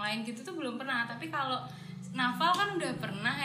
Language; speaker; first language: Indonesian; native; Indonesian